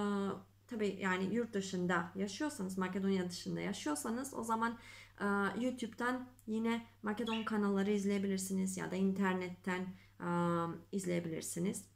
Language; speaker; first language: Turkish; non-native, fluent; Macedonian